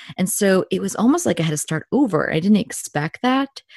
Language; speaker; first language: English; native; English